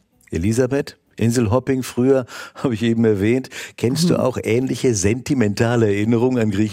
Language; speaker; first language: German; native; German